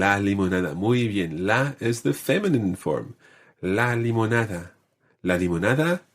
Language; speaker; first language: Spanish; non-native, fluent; English